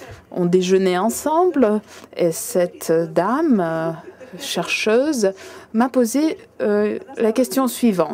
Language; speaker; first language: French; non-native, fluent; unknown